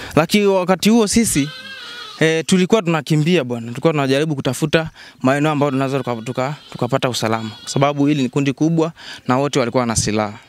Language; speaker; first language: Swahili; non-native, local second language; Masai